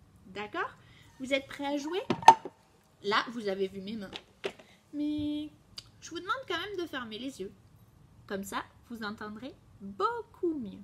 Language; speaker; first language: French; native; French